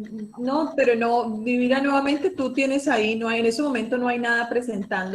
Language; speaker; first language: Spanish; native; Spanish